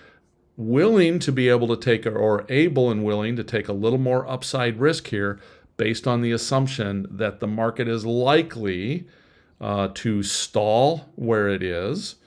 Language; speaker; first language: English; native; English